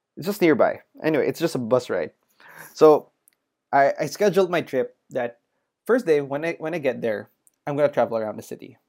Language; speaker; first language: English; non-native, local second language; Filipino